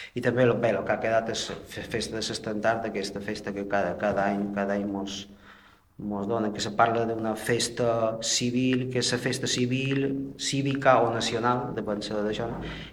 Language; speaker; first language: Catalan; native; Catalan